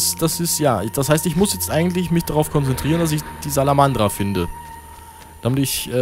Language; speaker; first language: German; native; German